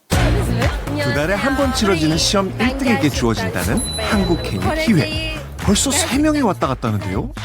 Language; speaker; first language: Korean; native; Korean